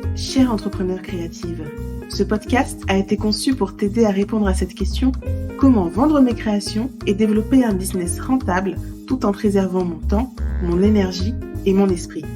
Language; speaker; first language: French; native; French